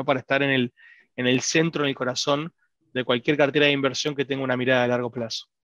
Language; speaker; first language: Spanish; native; Spanish